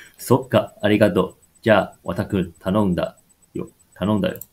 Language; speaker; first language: Japanese; non-native, learner; Chinese